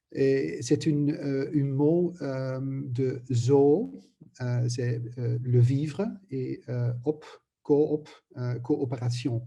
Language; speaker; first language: French; non-native, learner; Dutch